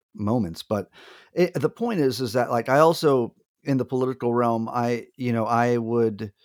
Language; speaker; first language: English; native; English